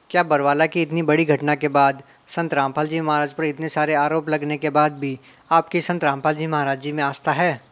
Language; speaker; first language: Hindi; native; Hindi